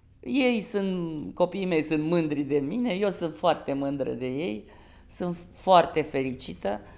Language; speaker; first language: Romanian; native; Romanian